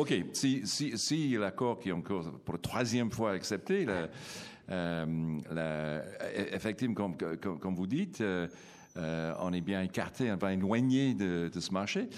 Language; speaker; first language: French; non-native, fluent; English